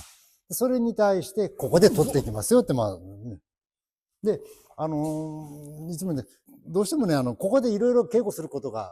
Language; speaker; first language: Japanese; native; Japanese